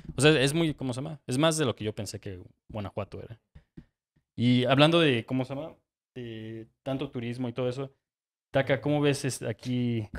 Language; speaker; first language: Spanish; native; Spanish